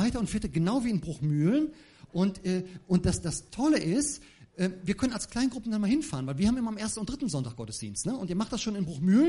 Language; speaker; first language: German; native; German